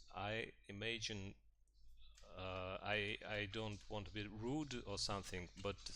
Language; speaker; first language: English; non-native, fluent; Russian